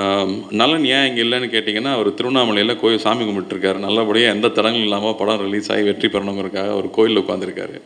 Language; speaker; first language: Tamil; native; Tamil